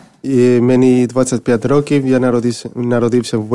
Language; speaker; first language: Ukrainian; non-native, learner; Spanish